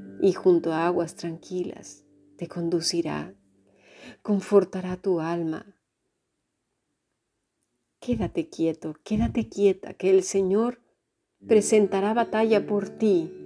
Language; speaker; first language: Spanish; native; Spanish